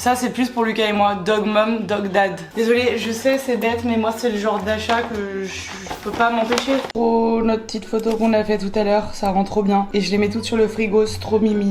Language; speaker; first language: French; native; French